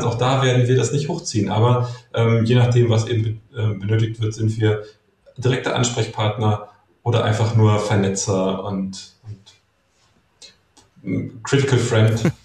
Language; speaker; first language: German; native; German